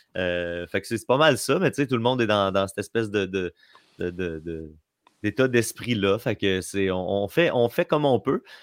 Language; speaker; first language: French; native; French